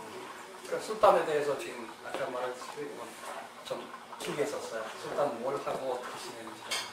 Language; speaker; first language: Korean; non-native, fluent; Kyrgyz